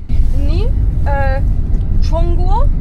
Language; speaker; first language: Chinese; non-native, learner; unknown